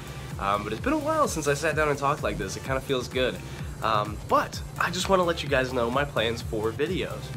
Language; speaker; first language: English; native; English